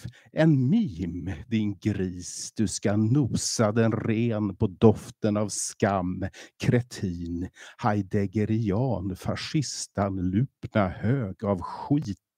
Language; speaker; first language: Swedish; native; Swedish